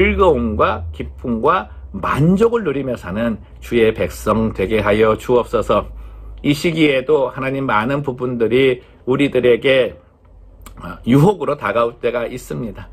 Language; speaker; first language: Korean; native; Korean